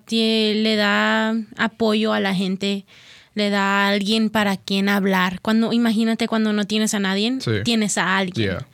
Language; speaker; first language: Spanish; early bilingual, heritage; Spanish